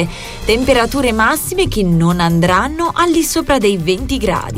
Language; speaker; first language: Italian; native; Italian